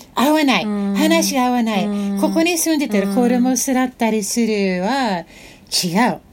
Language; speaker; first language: Japanese; non-native, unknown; English